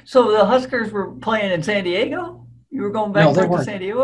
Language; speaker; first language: English; native; English